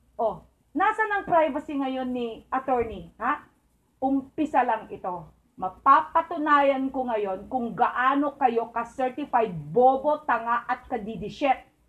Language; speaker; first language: Filipino; non-native, local second language; Iloko